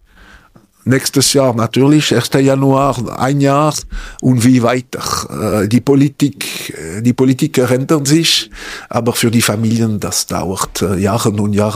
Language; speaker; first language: German; non-native, local second language; French